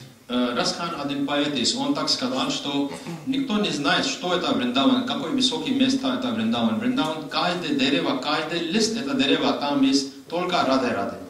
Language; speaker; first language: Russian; non-native, learner; Hindi